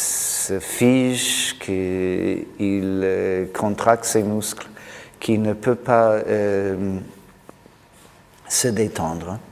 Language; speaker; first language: French; non-native, fluent; English